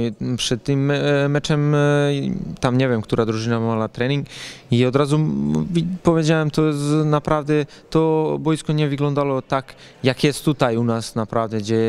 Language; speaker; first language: Polish; non-native, learner; Serbian